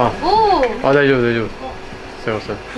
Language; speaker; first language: Japanese; non-native, fluent; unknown